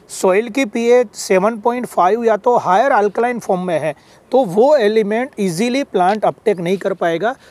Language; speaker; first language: Hindi; non-native, local second language; Gujarati